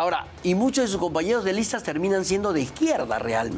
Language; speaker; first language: Spanish; native; Spanish